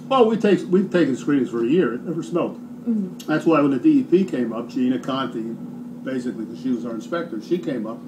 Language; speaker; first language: English; native; English